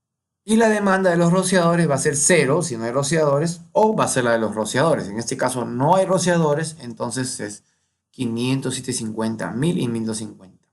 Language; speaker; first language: Spanish; native; Spanish